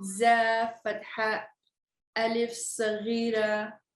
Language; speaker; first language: Arabic; non-native, learner; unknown